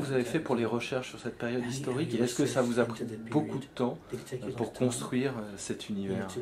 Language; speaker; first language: French; native; French